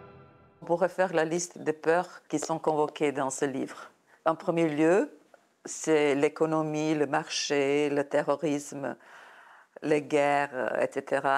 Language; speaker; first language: French; non-native, fluent; Serbian